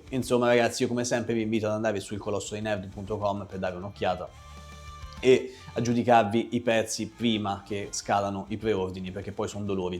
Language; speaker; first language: Italian; native; Italian